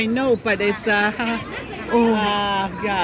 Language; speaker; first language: English; non-native, learner; Cantonese